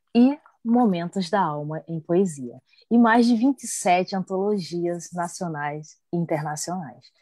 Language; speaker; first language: Portuguese; native; Portuguese